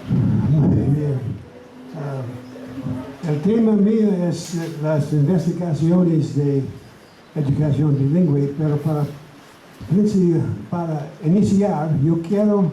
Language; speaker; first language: Spanish; non-native, fluent; English